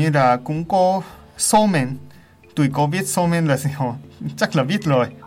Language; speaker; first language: Vietnamese; non-native, fluent; Japanese